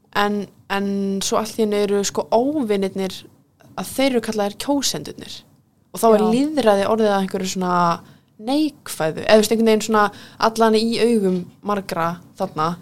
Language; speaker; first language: Icelandic; early bilingual, heritage; Icelandic